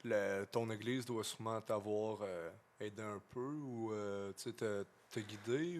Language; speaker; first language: French; native; French